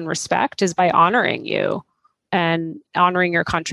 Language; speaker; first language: English; native; English